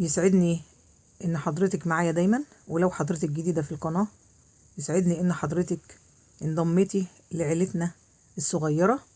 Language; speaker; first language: Arabic; native; Arabic